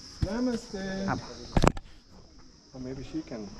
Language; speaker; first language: English; non-native, fluent; Dutch